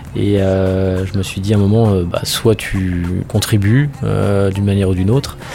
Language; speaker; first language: French; native; French